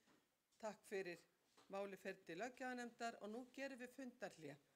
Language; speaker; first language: Icelandic; native; Icelandic